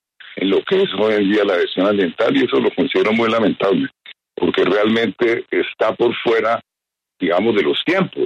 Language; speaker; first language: Spanish; native; Spanish